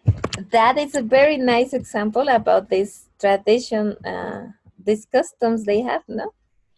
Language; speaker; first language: English; non-native, fluent; Spanish